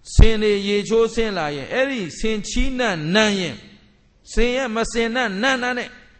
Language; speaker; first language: Burmese; native; Burmese